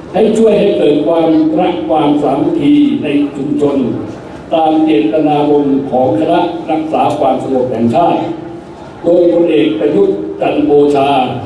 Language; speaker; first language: Thai; native; Thai